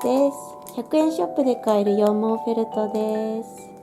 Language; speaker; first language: Japanese; native; Japanese